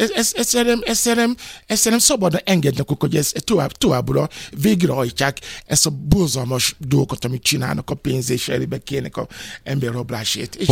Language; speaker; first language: Hungarian; non-native, learner; Yoruba